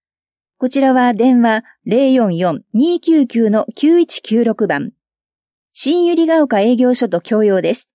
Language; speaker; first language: Japanese; native; Japanese